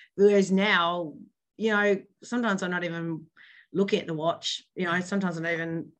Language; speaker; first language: English; native; English